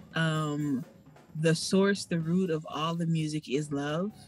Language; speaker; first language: English; native; English